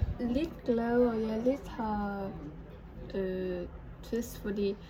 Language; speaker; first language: Danish; non-native, learner; Vietnamese